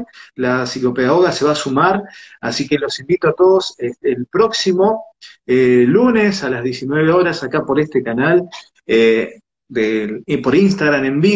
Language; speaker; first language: Spanish; native; Spanish